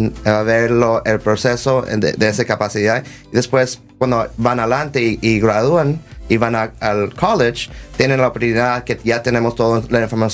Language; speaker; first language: Spanish; early bilingual, heritage; Spanish